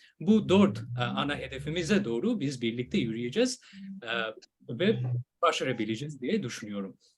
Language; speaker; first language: Turkish; non-native, fluent; Bangla